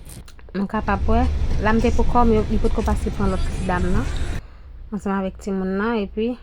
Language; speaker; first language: French; non-native, local second language; Haitian Creole